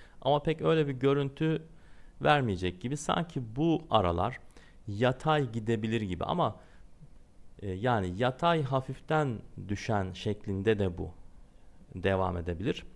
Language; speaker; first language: Turkish; native; Turkish